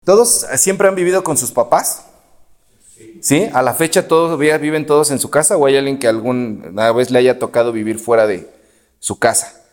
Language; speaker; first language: Spanish; native; Spanish